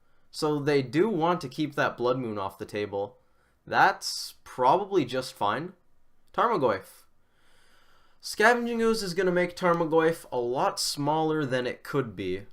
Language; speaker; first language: English; native; English